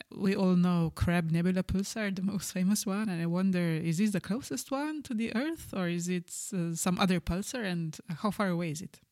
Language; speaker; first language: English; non-native, fluent; Slovenian